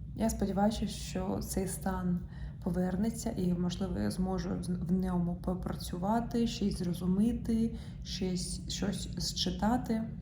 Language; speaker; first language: Ukrainian; non-native, local second language; Russian